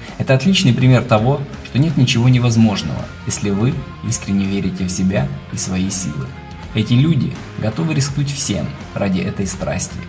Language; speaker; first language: Russian; native; Russian